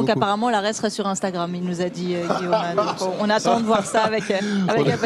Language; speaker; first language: French; native; French